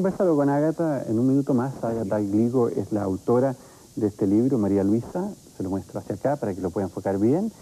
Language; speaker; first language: Spanish; native; Spanish